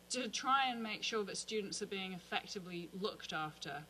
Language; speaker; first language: English; native; English